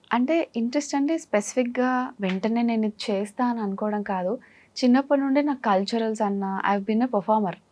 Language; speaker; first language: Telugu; native; Telugu